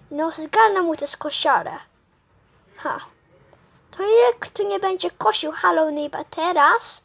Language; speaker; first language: Polish; early bilingual, heritage; Polish